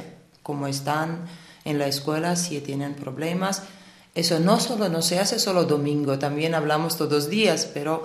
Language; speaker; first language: Spanish; non-native, fluent; Armenian